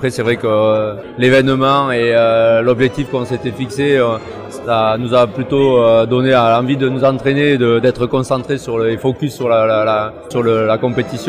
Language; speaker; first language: French; native; French